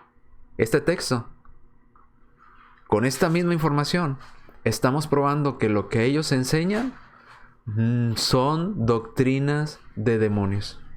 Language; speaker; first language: Spanish; native; Spanish